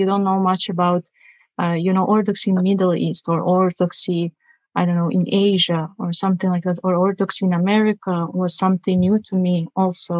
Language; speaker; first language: English; non-native, fluent; Russian